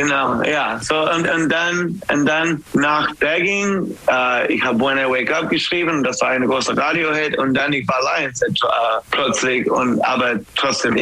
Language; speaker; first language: German; non-native, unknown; English